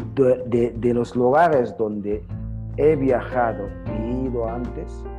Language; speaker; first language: Spanish; non-native, fluent; Arabic